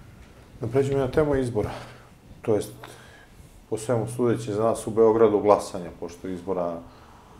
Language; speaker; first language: Serbian; native; Serbian